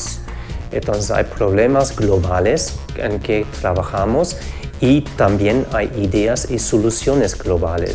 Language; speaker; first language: Spanish; non-native, fluent; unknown